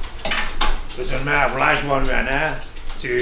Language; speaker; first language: German; non-native, fluent; Turkish